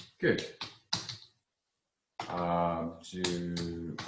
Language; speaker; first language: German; non-native, fluent; English